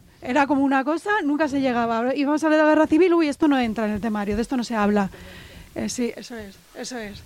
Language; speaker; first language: Spanish; native; Spanish